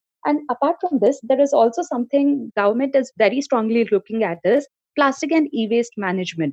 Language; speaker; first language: English; non-native, local second language; Telugu